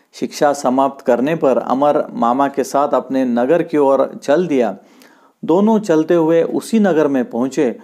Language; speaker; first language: Hindi; non-native, local second language; Marathi